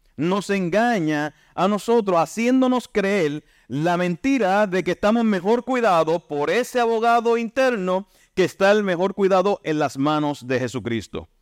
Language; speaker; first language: Spanish; native; Spanish